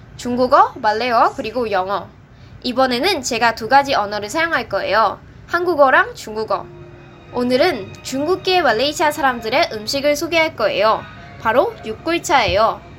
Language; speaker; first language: Korean; non-native, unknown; Chinese